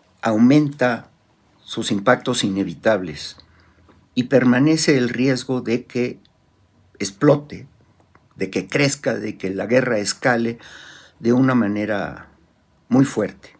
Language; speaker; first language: Spanish; native; Spanish